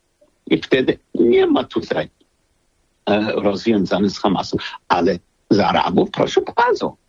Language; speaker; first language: Polish; non-native, learner; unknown